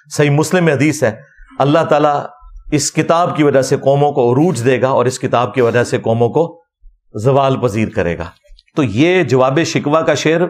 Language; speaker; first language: Urdu; native; Urdu